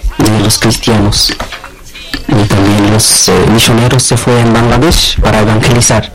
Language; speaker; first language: Spanish; non-native, learner; Bangla